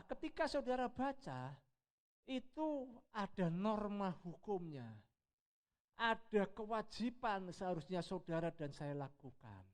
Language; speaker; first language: Indonesian; native; Indonesian